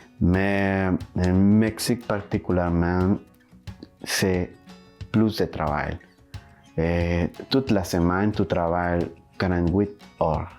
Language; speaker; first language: French; non-native, learner; Spanish